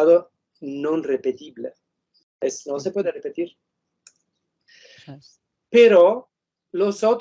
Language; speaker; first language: Spanish; non-native, fluent; Italian